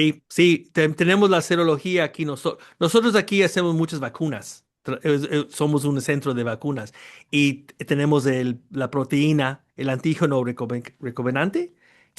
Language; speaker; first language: Spanish; early bilingual, heritage; Spanish